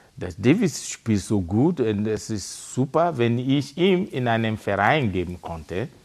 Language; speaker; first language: German; non-native, fluent; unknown